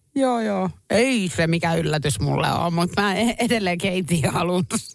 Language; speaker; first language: Finnish; native; Finnish